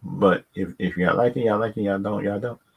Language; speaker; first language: English; native; English